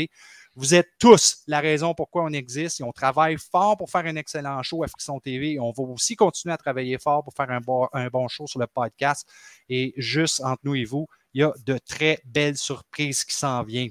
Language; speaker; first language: French; native; French